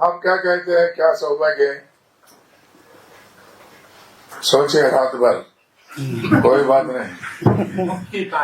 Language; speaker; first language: Hindi; non-native, learner; Nepali